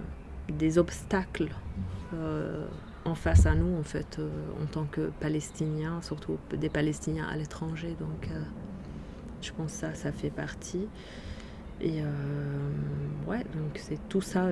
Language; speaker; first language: French; non-native, fluent; Arabic